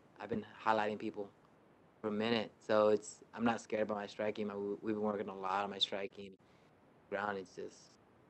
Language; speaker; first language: English; early bilingual, other home language; Spanish